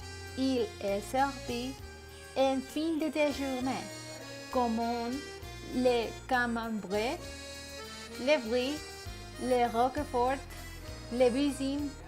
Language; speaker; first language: French; non-native, learner; Spanish